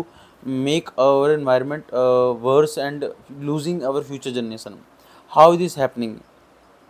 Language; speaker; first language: English; non-native, local second language; Hindi